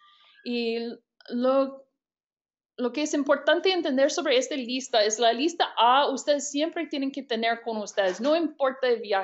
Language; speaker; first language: Spanish; non-native, fluent; English